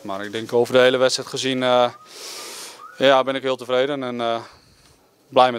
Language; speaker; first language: Dutch; native; Dutch